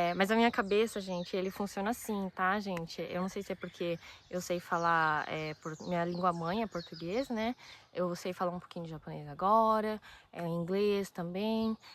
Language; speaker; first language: Portuguese; early bilingual, other home language; Japanese